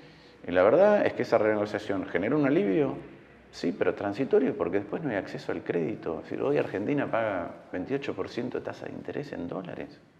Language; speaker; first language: Spanish; native; Spanish